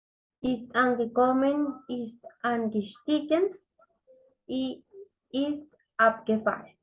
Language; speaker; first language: German; non-native, fluent; Spanish